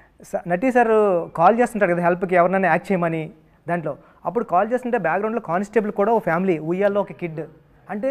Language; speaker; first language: Telugu; native; Telugu